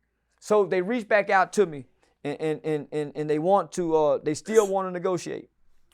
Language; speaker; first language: English; native; English